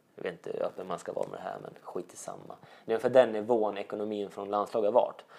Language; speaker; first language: Swedish; native; Swedish